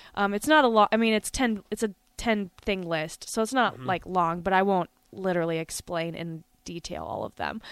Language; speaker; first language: English; native; English